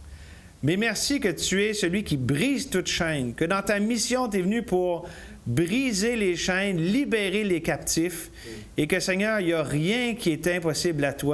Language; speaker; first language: French; native; French